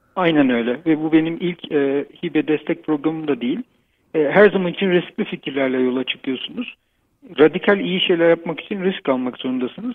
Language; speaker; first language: Turkish; native; Turkish